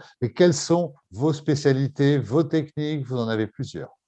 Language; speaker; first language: French; native; French